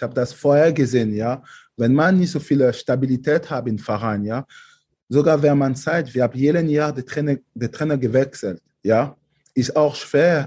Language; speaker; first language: German; non-native, fluent; French